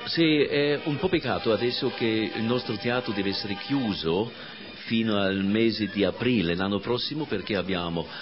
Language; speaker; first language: Italian; non-native, fluent; German